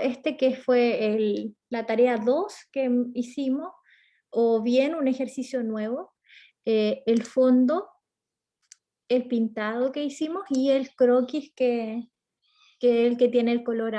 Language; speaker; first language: Spanish; native; Spanish